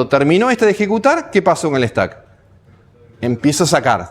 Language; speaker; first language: Spanish; native; Spanish